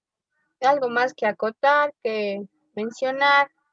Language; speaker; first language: Spanish; native; Spanish